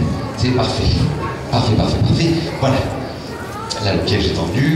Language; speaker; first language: French; native; French